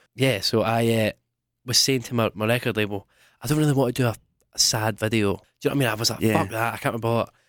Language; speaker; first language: English; native; English